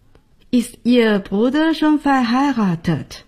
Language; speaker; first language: German; non-native, fluent; Chinese